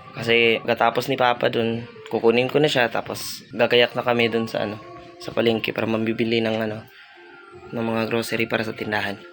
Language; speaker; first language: Filipino; non-native, local second language; Cebuano